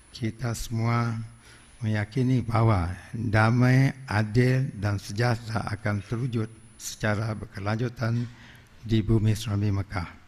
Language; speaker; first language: Indonesian; non-native, local second language; Achinese